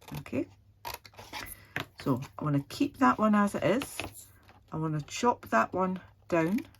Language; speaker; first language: English; native; English